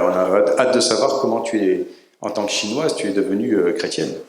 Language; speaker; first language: French; native; French